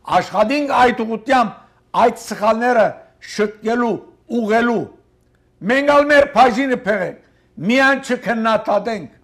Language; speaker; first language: Armenian; early bilingual, heritage; Armenian